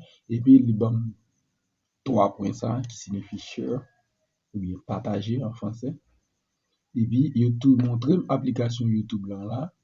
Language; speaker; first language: French; non-native, learner; Haitian Creole